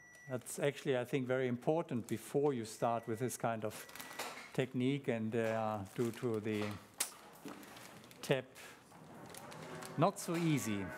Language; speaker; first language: English; non-native, fluent; German